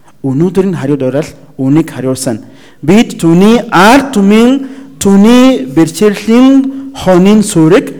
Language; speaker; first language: Mongolian; non-native, learner; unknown